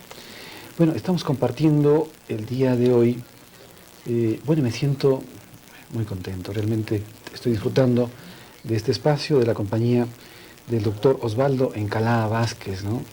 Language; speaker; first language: Spanish; native; Spanish